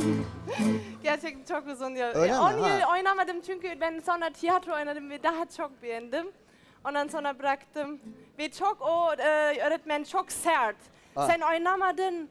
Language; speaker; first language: Turkish; non-native, learner; German